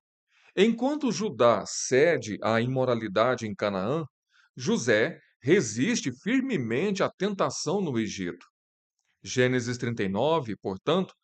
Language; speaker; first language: Portuguese; native; Portuguese